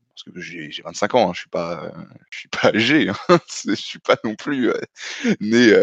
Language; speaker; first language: French; native; French